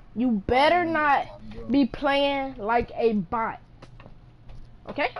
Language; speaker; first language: English; native; English